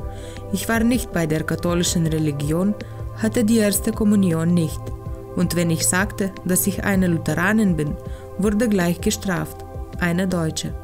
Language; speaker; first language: German; non-native, fluent; Lithuanian